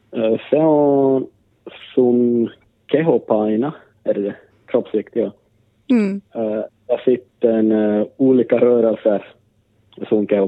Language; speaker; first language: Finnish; non-native, local second language; Swedish